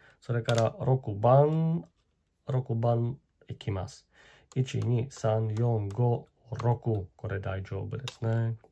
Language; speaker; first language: Japanese; non-native, learner; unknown